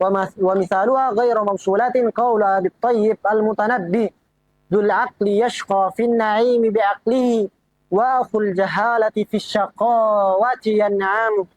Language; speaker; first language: Arabic; non-native, fluent; Indonesian